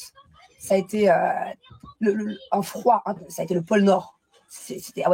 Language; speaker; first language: French; native; French